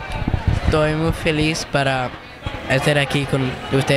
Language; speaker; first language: Spanish; early bilingual, heritage; English